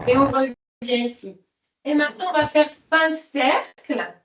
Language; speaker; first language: French; native; French